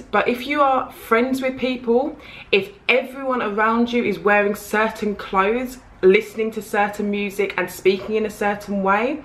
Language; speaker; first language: English; native; English